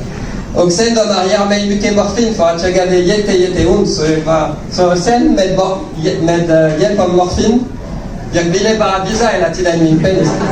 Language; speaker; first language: Swedish; non-native, learner; French